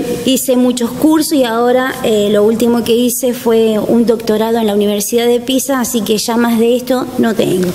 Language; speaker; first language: Spanish; native; Spanish